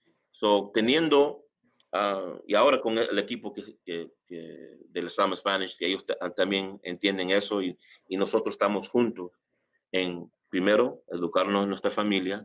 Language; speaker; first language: Spanish; early bilingual, heritage; English